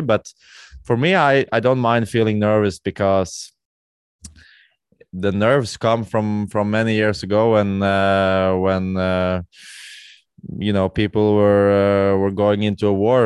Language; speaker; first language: English; non-native, fluent; Norwegian